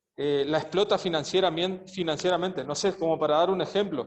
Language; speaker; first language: Spanish; native; Spanish